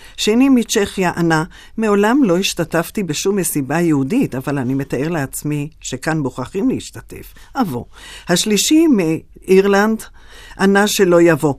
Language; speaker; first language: Hebrew; native; Hebrew